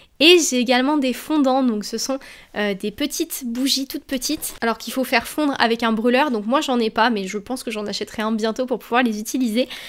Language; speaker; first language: French; native; French